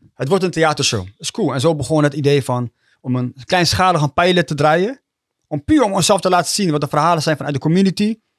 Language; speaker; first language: Dutch; early bilingual, other home language; Tigrinya